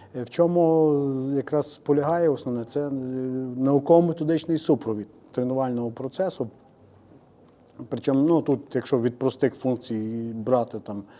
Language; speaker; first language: Ukrainian; native; Ukrainian